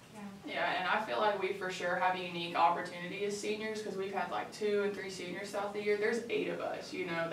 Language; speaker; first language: English; native; English